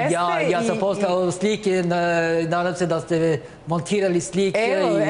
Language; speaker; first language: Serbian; non-native, learner; Norwegian